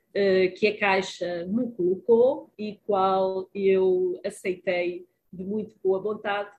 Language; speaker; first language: Portuguese; early bilingual, heritage; Spanish